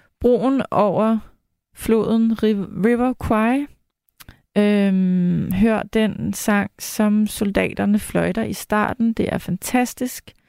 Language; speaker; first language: Danish; native; Danish